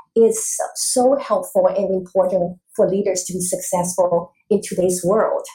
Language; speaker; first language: English; non-native, fluent; Chinese